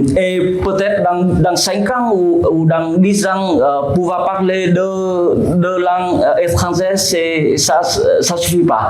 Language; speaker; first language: French; non-native, fluent; Vietnamese